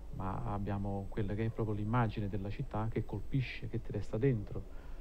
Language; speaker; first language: Italian; native; Italian